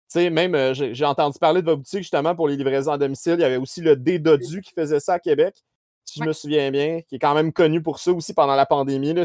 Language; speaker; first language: French; native; French